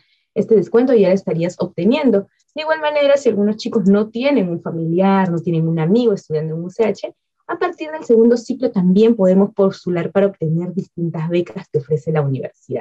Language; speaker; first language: Spanish; native; Spanish